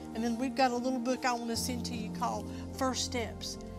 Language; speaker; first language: English; native; English